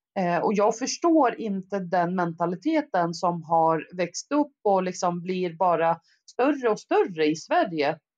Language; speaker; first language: Swedish; early bilingual, other home language; Arabic